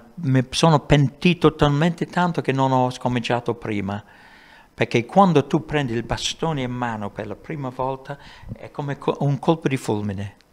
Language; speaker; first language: Italian; non-native, fluent; English